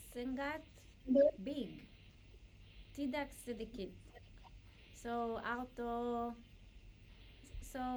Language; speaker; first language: Indonesian; non-native, learner; English